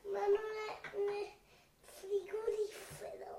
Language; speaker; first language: Italian; early bilingual, heritage; Italian